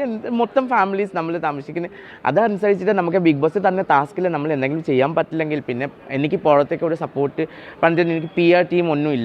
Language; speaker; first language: Malayalam; non-native, fluent; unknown